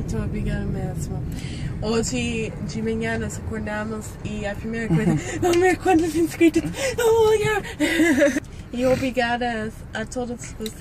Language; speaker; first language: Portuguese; non-native, fluent; English